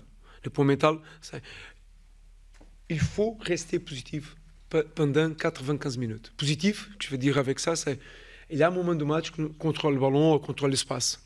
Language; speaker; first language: French; non-native, fluent; Portuguese